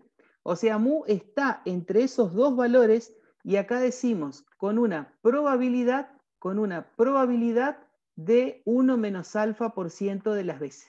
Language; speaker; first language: Spanish; native; Spanish